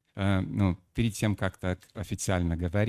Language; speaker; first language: Russian; non-native, fluent; Portuguese